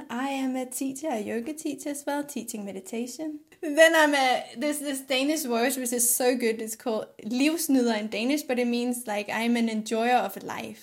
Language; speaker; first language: English; non-native, fluent; Danish